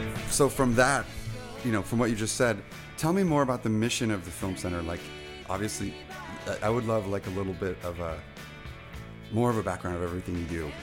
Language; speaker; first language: English; native; English